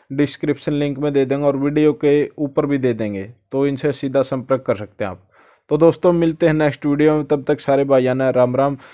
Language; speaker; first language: Hindi; native; Hindi